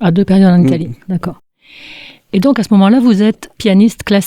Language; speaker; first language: French; native; French